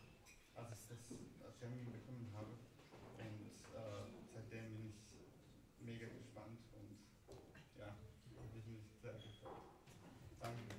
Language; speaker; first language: German; non-native, fluent; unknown